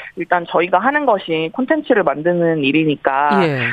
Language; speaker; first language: Korean; native; Korean